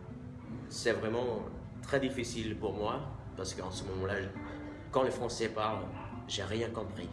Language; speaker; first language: French; non-native, fluent; Vietnamese